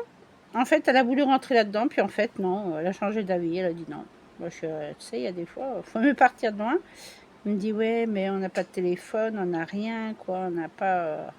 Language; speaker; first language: French; native; French